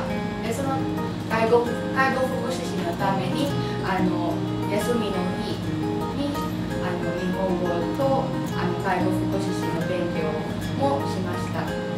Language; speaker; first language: Japanese; non-native, fluent; Filipino